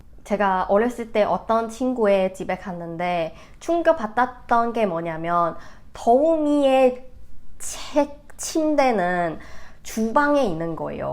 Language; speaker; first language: Korean; non-native, fluent; Cantonese